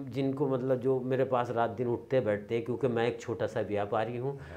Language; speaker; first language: Hindi; native; Hindi